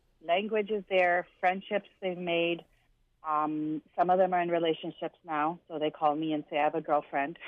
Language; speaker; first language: English; early bilingual, other home language; Punjabi